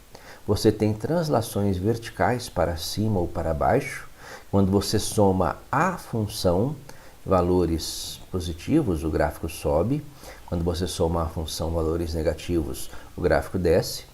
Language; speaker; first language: Portuguese; native; Portuguese